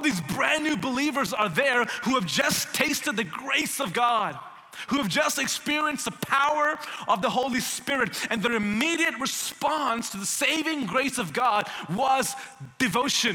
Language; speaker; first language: English; non-native, local second language; Malayalam